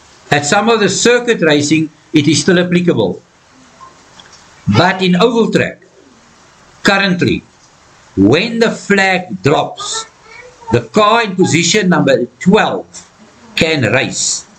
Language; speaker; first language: English; non-native, local second language; Afrikaans